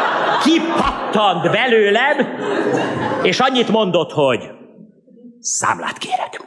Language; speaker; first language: Hungarian; native; Hungarian